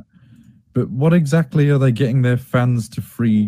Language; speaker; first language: English; native; English